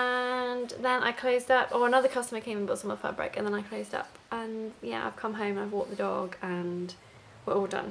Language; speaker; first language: English; native; English